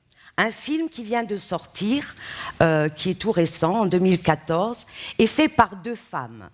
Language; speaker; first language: French; non-native, local second language; Arabic